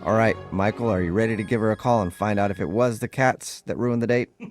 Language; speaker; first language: English; native; English